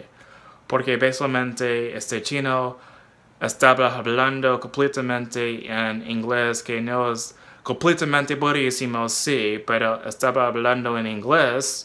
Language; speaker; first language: Spanish; non-native, fluent; English